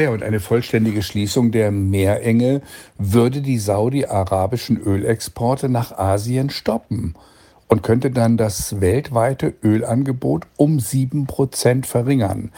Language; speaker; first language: German; native; German